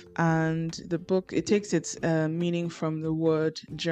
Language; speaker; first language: English; non-native, local second language; Igbo